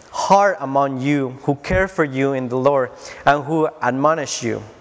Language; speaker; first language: English; non-native, fluent; Spanish